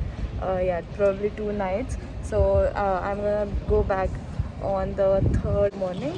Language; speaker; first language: English; non-native, local second language; Hindi